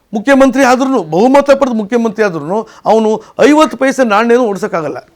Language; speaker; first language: Kannada; native; Kannada